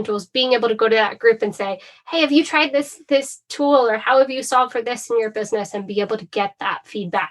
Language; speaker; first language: English; native; English